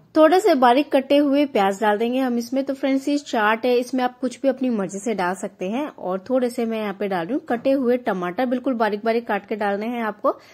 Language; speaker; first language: Hindi; native; Hindi